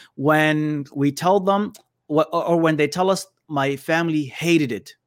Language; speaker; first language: English; native; English